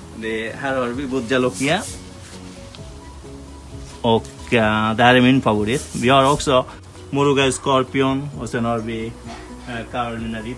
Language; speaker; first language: Swedish; non-native, fluent; Bangla